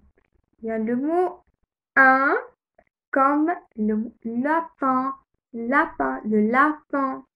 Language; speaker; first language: French; non-native, fluent; Arabic